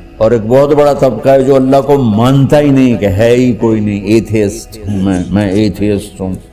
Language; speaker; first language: Urdu; non-native, local second language; Punjabi